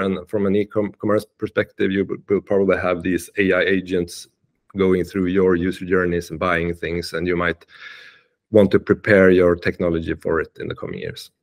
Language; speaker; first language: English; non-native, fluent; Swedish